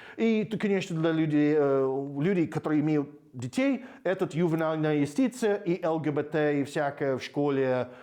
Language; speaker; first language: Russian; non-native, fluent; English